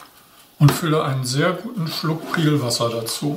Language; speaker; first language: German; native; German